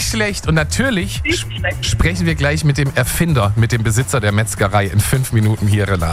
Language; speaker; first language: German; native; German